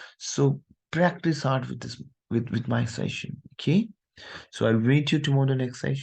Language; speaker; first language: English; non-native, local second language; Hindi